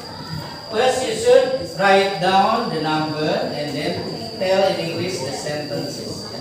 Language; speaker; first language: English; non-native, learner; Indonesian